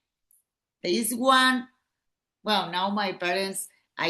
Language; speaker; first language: English; non-native, learner; Catalan